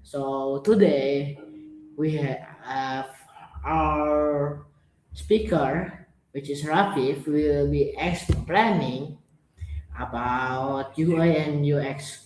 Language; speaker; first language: English; non-native, learner; Indonesian